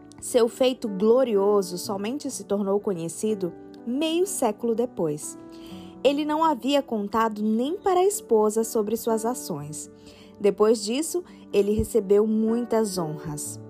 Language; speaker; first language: Portuguese; native; Portuguese